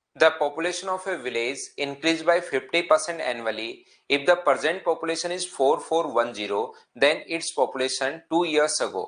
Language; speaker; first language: English; non-native, local second language; Hindi